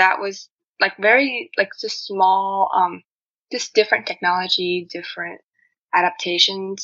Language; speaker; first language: English; non-native, fluent; Vietnamese